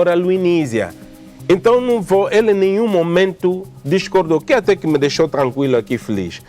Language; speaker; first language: Portuguese; native; Portuguese